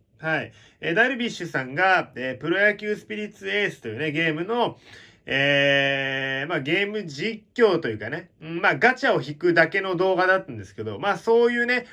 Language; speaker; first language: Japanese; native; Japanese